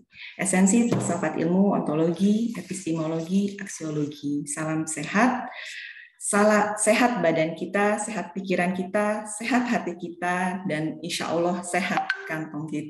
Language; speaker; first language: Indonesian; native; Indonesian